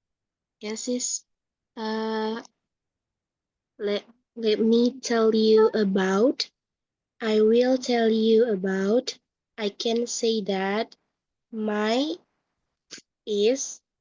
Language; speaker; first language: English; non-native, learner; Indonesian